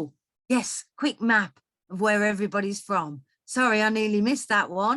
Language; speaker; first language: English; native; English